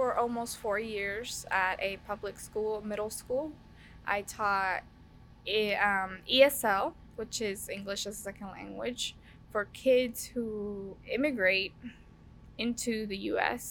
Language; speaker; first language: English; early bilingual, other home language; Spanish